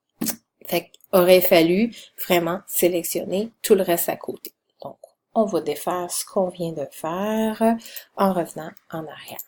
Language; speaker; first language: French; native; French